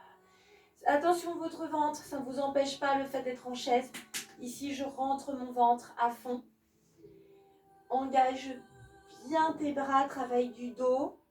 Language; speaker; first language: French; native; French